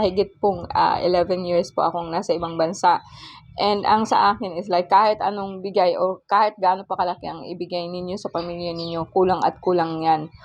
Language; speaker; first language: Filipino; non-native, local second language; Cebuano